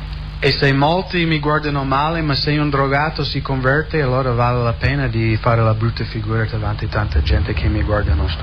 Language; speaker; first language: Italian; non-native, fluent; English